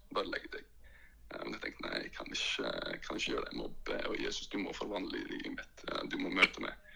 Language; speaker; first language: Norwegian; early bilingual, other home language; Latvian